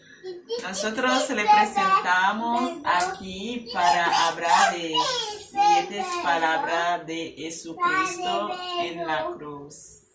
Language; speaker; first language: Spanish; non-native, learner; Haitian Creole